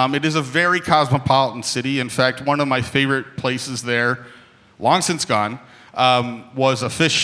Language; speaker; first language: English; native; English